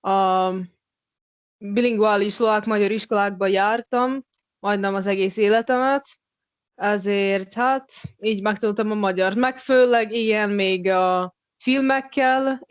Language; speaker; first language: Hungarian; non-native, local second language; Russian